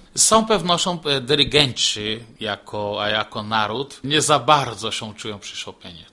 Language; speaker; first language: Polish; non-native, fluent; Portuguese